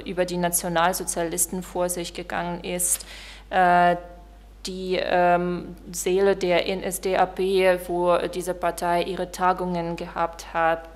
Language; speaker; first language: German; non-native, fluent; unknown